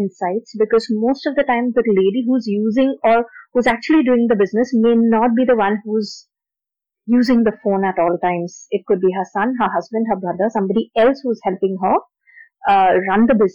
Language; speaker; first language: English; non-native, local second language; Assamese